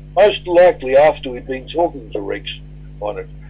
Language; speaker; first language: English; native; English